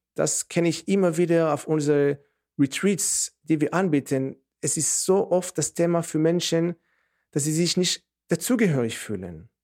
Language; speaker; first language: German; non-native, fluent; Hebrew